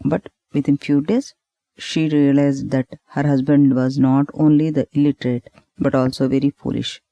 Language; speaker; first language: English; non-native, local second language; Telugu